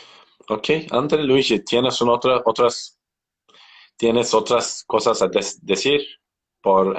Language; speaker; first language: Spanish; non-native, learner; Turkish